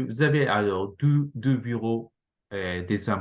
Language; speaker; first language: French; non-native, learner; Japanese